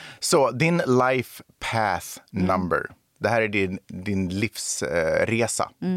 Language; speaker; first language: Swedish; native; Swedish